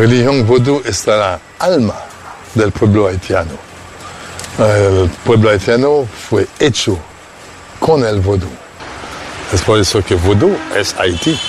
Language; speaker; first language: Spanish; non-native, fluent; Haitian Creole